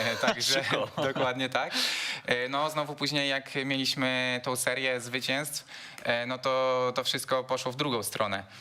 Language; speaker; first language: Polish; native; Polish